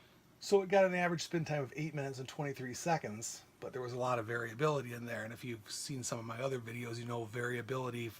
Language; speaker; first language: English; native; English